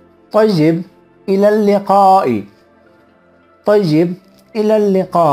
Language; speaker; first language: Arabic; non-native, fluent; Urdu